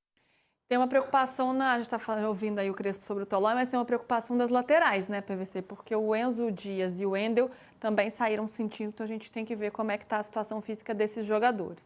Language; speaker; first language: Portuguese; native; Portuguese